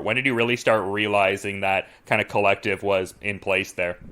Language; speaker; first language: English; native; English